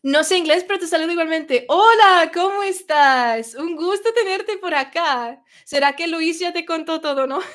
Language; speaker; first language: Spanish; non-native, fluent; Russian